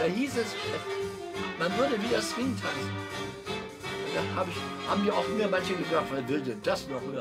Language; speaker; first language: German; native; German